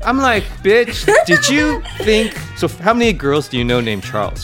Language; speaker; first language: English; early bilingual, other home language; Chinese